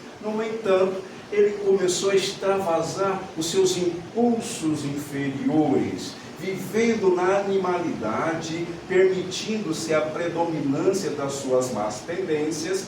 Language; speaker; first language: Portuguese; native; Portuguese